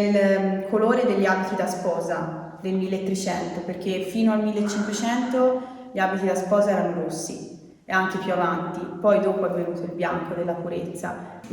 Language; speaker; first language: Italian; native; Italian